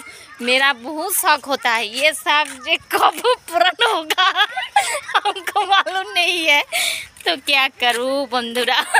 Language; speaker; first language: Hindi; non-native, local second language; Bangla